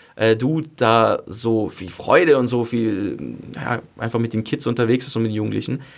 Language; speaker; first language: German; early bilingual, other home language; Greek